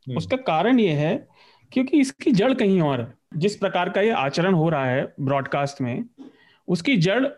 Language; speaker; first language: Hindi; native; Hindi